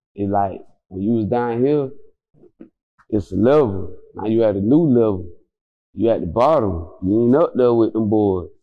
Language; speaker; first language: English; native; English